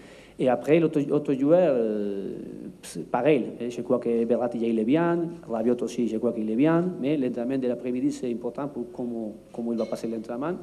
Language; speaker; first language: French; non-native, learner; Spanish